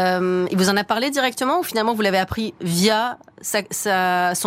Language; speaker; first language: French; native; French